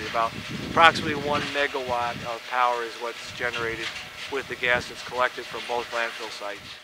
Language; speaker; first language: English; native; English